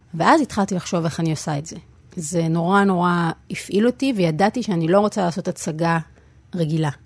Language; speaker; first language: Hebrew; native; Hebrew